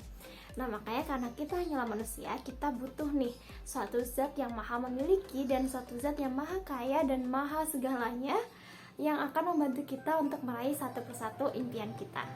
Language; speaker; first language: Indonesian; native; Indonesian